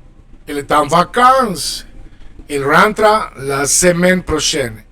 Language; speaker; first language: French; non-native, fluent; Spanish